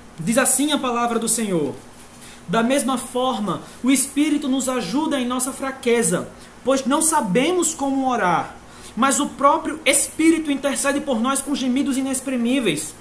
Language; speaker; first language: Portuguese; native; Portuguese